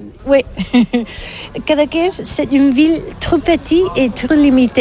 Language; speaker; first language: French; non-native, learner; Catalan